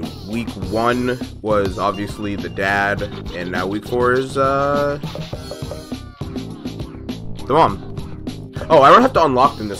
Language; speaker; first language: English; native; English